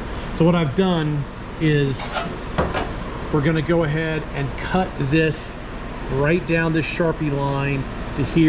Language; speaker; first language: English; native; English